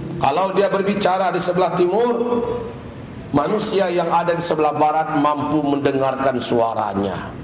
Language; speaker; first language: Indonesian; non-native, local second language; Minangkabau